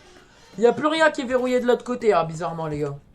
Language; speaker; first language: French; native; French